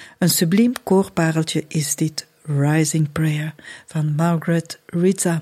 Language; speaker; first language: Dutch; native; Dutch